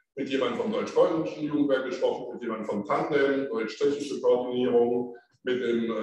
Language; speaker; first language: German; early bilingual, other home language; French